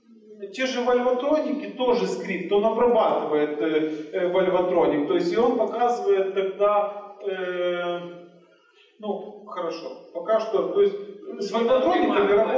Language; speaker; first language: Russian; native; Russian